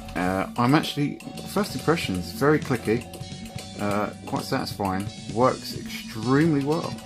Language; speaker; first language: English; native; English